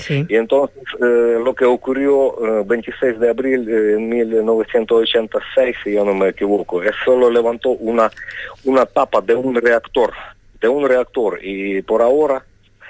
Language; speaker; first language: Spanish; non-native, fluent; Ukrainian